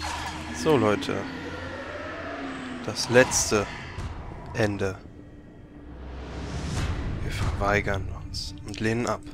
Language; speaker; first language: German; native; German